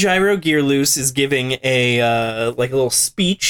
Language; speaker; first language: English; native; English